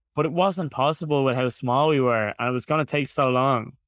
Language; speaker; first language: English; native; English